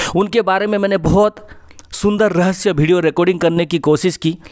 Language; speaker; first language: Hindi; non-native, local second language; Odia